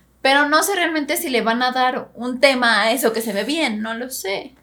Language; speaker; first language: Spanish; native; Spanish